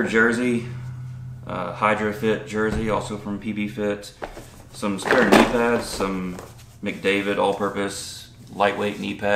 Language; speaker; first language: English; native; English